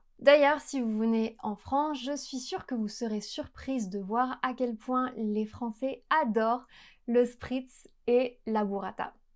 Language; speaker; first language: French; native; French